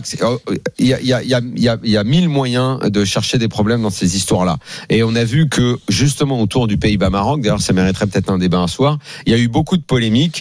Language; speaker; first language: French; native; French